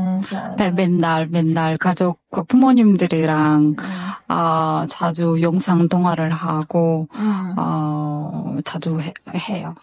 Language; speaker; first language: Korean; non-native, learner; Kyrgyz